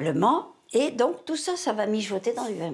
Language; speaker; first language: French; native; French